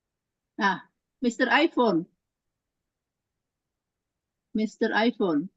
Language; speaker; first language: English; non-native, learner; Indonesian